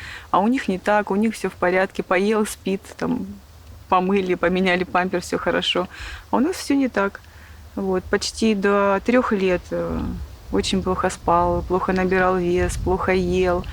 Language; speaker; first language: Russian; native; Russian